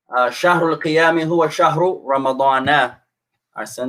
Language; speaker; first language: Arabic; non-native, fluent; English